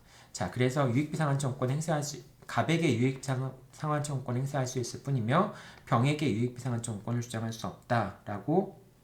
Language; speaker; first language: Korean; native; Korean